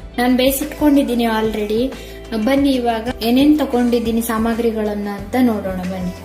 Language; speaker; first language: Kannada; native; Kannada